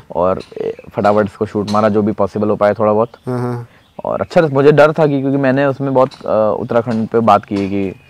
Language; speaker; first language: Hindi; native; Hindi